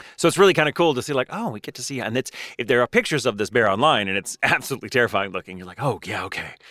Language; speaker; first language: English; native; English